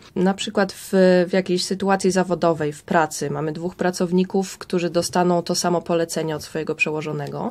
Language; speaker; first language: Polish; native; Polish